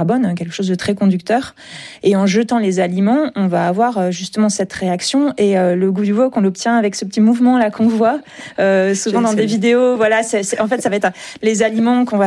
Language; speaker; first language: French; native; French